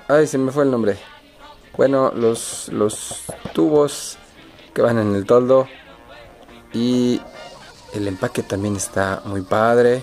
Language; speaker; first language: Spanish; native; Spanish